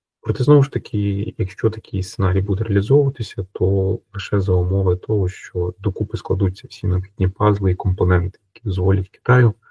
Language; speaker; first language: Ukrainian; native; Ukrainian